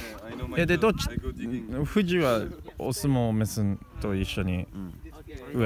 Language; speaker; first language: Japanese; non-native, fluent; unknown